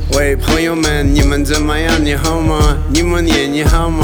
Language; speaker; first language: Chinese; non-native, learner; Russian